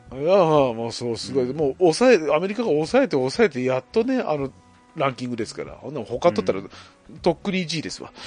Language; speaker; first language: Japanese; native; Japanese